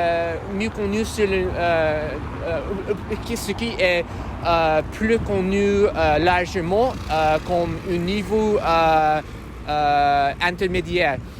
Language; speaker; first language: French; non-native, learner; English